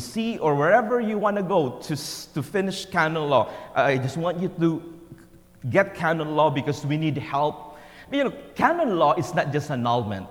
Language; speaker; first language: English; non-native, local second language; Filipino